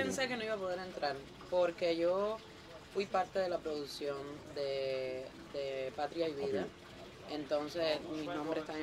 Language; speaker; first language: Spanish; native; Spanish